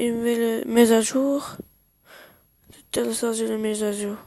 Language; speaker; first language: French; non-native, learner; Arabic